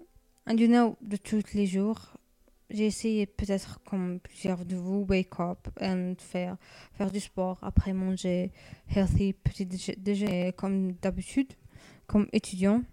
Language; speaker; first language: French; non-native, learner; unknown